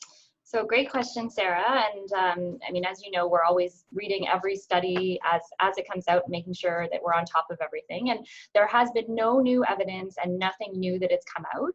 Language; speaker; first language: English; native; English